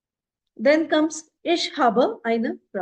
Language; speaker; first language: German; non-native, fluent; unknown